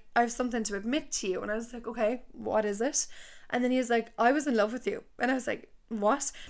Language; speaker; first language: English; native; English